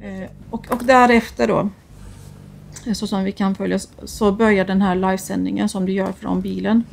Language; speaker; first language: Swedish; native; Swedish